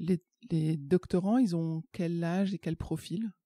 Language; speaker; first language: French; native; French